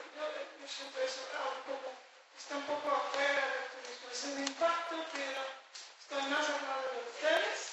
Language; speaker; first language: Spanish; non-native, fluent; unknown